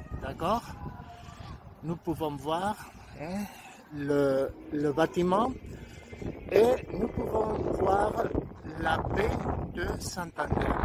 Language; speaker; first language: French; non-native, learner; Spanish